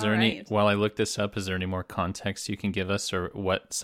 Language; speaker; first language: English; native; English